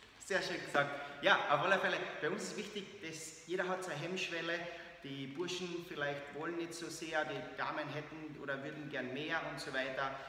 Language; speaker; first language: German; native; German